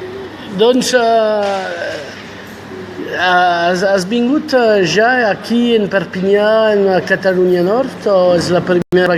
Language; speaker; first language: Catalan; non-native, fluent; French